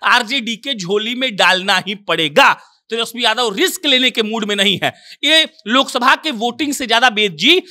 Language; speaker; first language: Hindi; native; Hindi